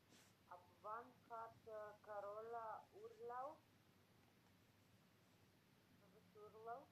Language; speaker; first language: German; non-native, learner; Macedonian